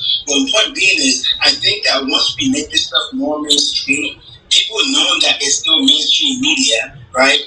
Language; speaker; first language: English; early bilingual, other home language; Igbo